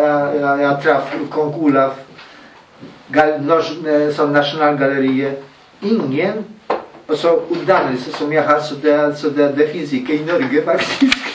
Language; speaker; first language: Norwegian; non-native, learner; Polish